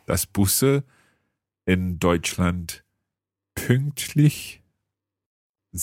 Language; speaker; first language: German; non-native, learner; English